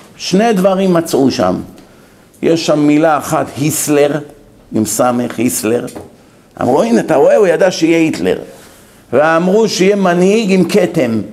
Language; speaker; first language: Hebrew; native; Hebrew